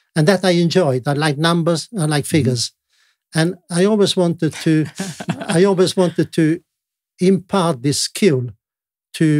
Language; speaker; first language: English; non-native, fluent; Italian